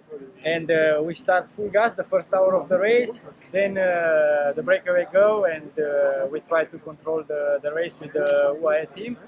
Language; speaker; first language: English; non-native, learner; Romanian